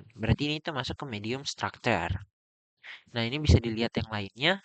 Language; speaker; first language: Indonesian; native; Indonesian